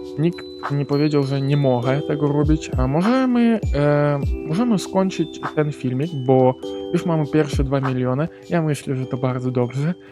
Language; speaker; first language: Polish; non-native, learner; Ukrainian